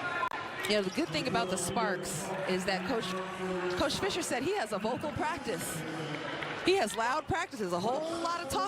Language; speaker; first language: English; native; English